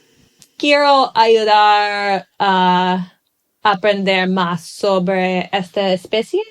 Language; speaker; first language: Spanish; non-native, learner; English